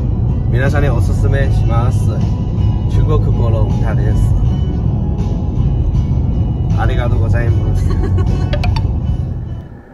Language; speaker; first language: Japanese; non-native, learner; Chinese